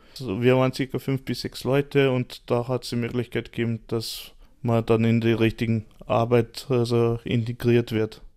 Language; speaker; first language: German; early bilingual, other home language; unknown